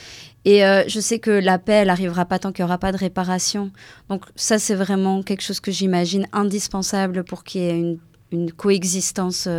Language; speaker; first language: French; native; French